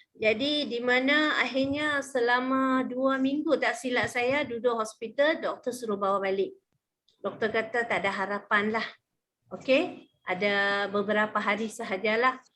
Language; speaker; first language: Malay; native; Malay